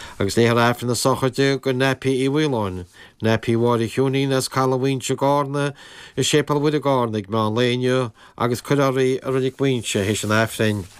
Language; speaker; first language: Irish; native; Irish